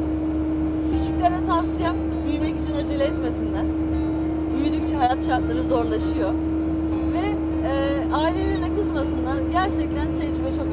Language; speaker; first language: Turkish; native; Turkish